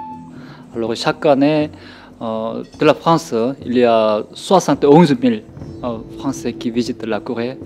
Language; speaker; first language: French; non-native, fluent; Korean